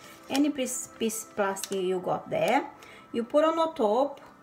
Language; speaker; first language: English; non-native, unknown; Portuguese